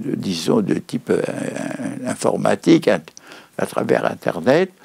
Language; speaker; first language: French; native; French